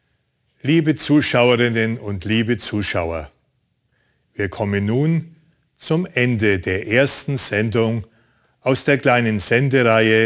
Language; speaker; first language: German; native; German